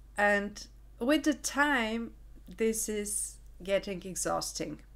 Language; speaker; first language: English; non-native, fluent; Bulgarian